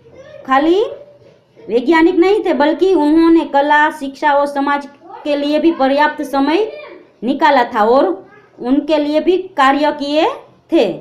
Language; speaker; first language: Hindi; non-native, local second language; Gujarati